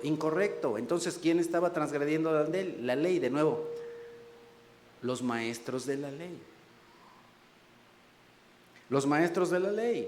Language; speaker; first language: Spanish; native; Spanish